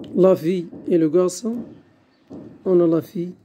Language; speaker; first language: French; non-native, local second language; Arabic